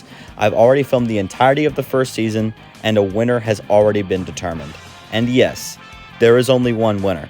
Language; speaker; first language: English; native; English